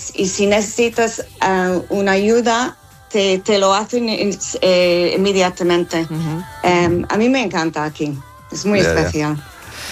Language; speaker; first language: Spanish; non-native, learner; English